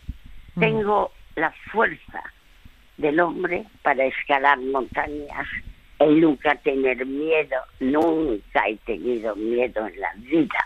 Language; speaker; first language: Spanish; early bilingual, other home language; French